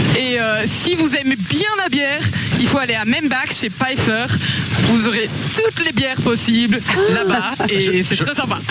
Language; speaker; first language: French; native; French